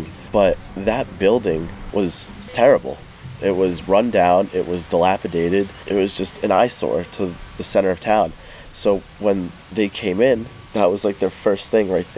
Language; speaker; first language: English; native; English